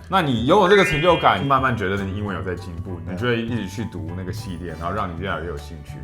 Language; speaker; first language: Chinese; native; Chinese